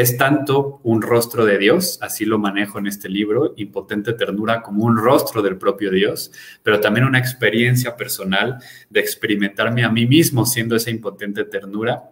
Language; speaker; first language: Spanish; native; Spanish